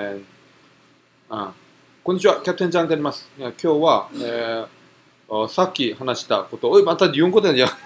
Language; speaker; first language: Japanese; non-native, fluent; Korean